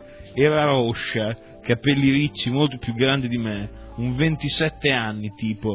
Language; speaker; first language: Italian; native; Italian